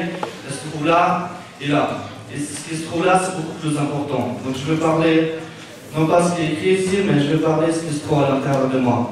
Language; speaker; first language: French; non-native, fluent; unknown